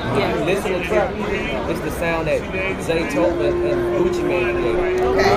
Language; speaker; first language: English; native; English